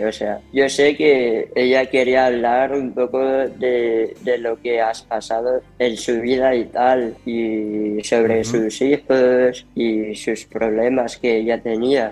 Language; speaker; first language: Spanish; early bilingual, heritage; Spanish